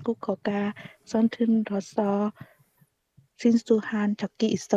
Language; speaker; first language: Korean; non-native, learner; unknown